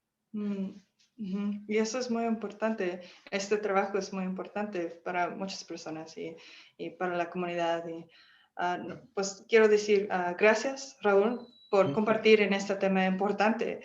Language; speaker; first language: Spanish; non-native, fluent; English